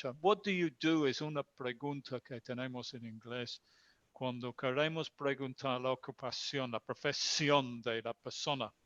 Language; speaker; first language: Spanish; non-native, fluent; English